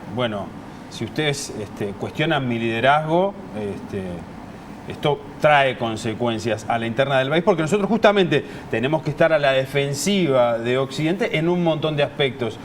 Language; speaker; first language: Spanish; native; Spanish